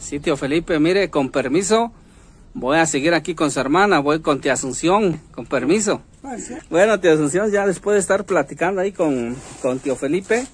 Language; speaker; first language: Spanish; native; Spanish